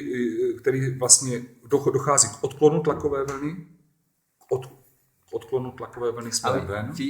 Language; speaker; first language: Czech; native; Czech